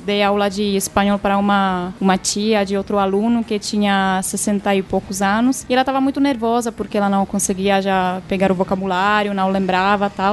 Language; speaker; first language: Portuguese; non-native, fluent; Czech